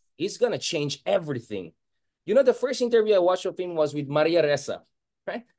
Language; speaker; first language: English; non-native, local second language; Iloko